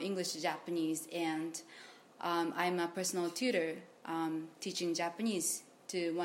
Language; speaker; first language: English; non-native, fluent; Japanese